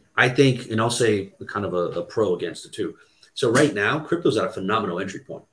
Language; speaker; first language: English; non-native, fluent; Portuguese